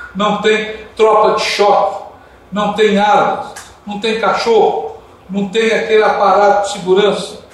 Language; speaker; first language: Portuguese; non-native, fluent; Dutch